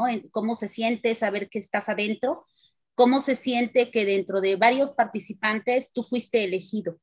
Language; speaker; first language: Spanish; native; Spanish